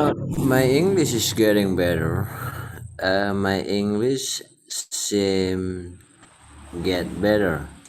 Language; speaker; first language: English; non-native, learner; Indonesian